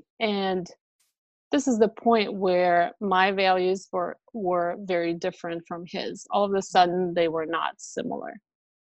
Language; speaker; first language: English; non-native, fluent; Russian